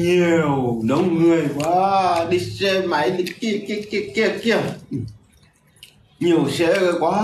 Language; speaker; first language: Vietnamese; non-native, fluent; Portuguese